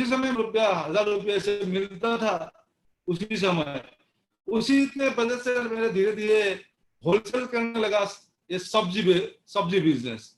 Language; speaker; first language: Hindi; non-native, local second language; Assamese